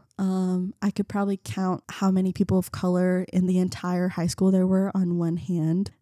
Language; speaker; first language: English; early bilingual, other home language; Vietnamese